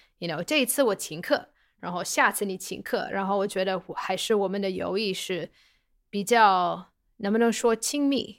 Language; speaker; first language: Chinese; non-native, fluent; English